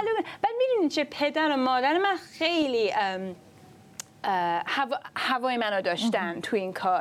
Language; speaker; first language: Persian; early bilingual, other home language; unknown